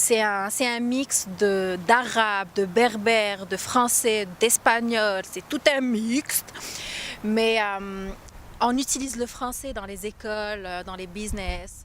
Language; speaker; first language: French; non-native, local second language; Arabic